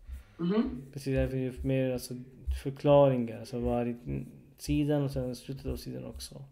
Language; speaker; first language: Swedish; non-native, learner; Urdu